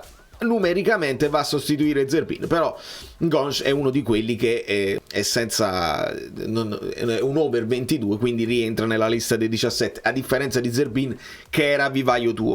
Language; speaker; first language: Italian; native; Italian